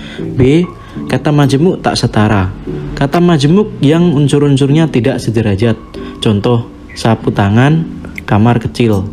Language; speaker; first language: Indonesian; native; Indonesian